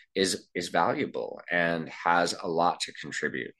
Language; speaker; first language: English; native; English